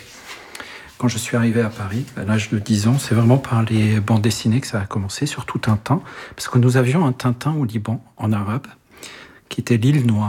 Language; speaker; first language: French; early bilingual, other home language; Arabic